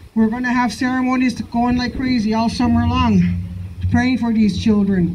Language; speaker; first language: English; native; English